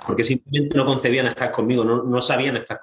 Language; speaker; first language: Spanish; native; Spanish